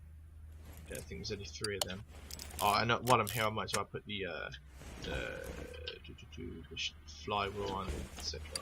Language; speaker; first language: English; native; English